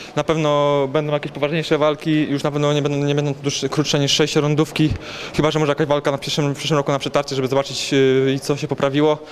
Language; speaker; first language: Polish; native; Polish